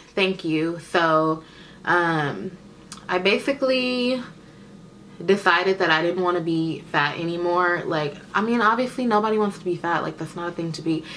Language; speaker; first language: English; native; English